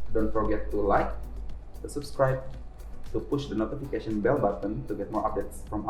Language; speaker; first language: English; non-native, local second language; Indonesian